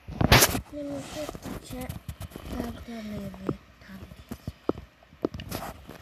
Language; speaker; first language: Italian; early bilingual, other home language; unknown